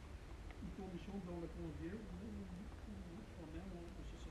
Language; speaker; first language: French; non-native, fluent; Dutch